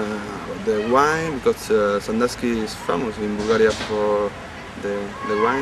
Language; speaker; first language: English; non-native, learner; Spanish